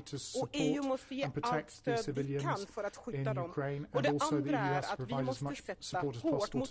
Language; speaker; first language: Swedish; early bilingual, other home language; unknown